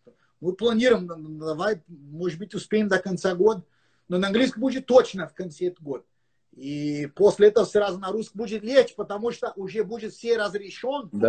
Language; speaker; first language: Russian; non-native, learner; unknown